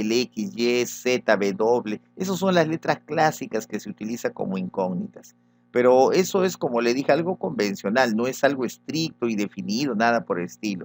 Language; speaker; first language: Spanish; native; Spanish